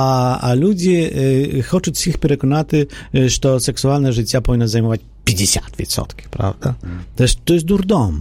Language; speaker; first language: Polish; non-native, learner; Ukrainian